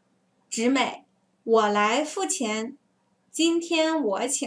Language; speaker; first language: Chinese; non-native, learner; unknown